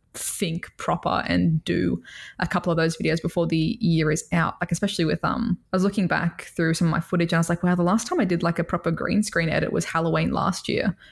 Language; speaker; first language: English; native; English